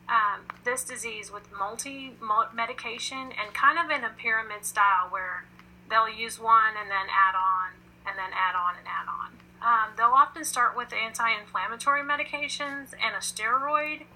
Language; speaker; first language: English; native; English